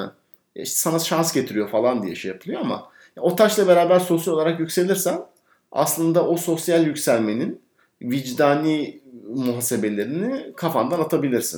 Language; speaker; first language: Turkish; native; Turkish